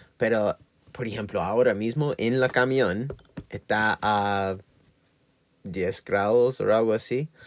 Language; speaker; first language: Spanish; non-native, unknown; English